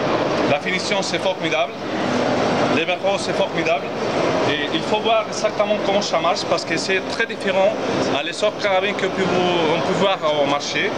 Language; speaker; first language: French; non-native, fluent; Spanish